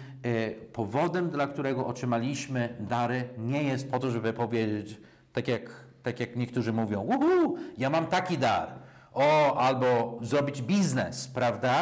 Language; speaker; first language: Polish; non-native, fluent; English